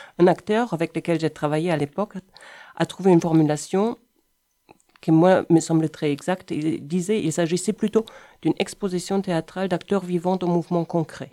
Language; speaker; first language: French; non-native, fluent; German